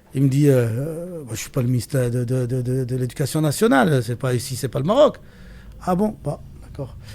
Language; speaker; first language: French; non-native, local second language; Arabic